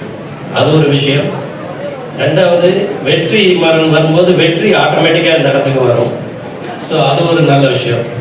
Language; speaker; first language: Tamil; native; Tamil